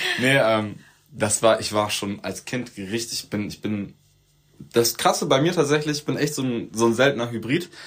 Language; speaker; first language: German; early bilingual, other home language; Turkish